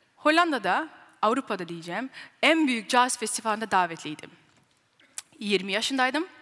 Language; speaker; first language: Turkish; early bilingual, heritage; Turkish